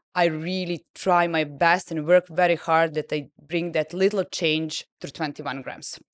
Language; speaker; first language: English; non-native, fluent; Serbian